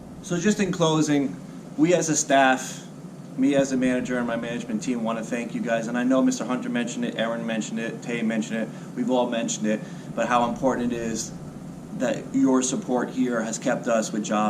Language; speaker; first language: English; native; English